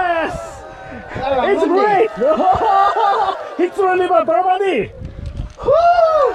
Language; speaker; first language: English; non-native, learner; Japanese